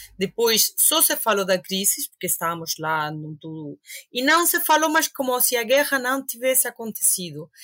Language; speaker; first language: Portuguese; non-native, fluent; Spanish